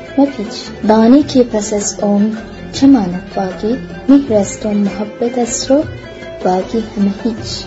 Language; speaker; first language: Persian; non-native, fluent; Turkish